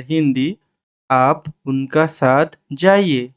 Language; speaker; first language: Hindi; non-native, learner; Bangla